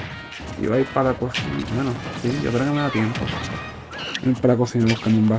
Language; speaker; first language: Spanish; native; Spanish